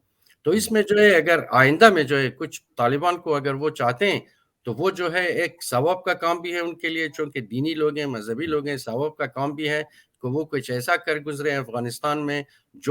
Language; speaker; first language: Hindi; non-native, fluent; Persian